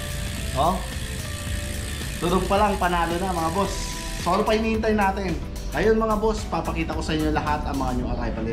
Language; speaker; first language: Filipino; native; Filipino